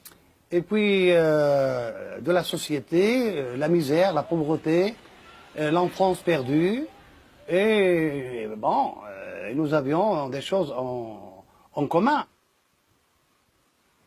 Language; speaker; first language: French; non-native, fluent; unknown